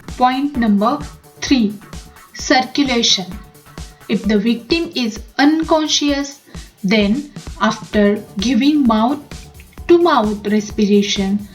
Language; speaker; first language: English; non-native, local second language; Marathi